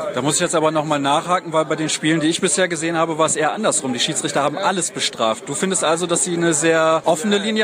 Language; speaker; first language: German; native; German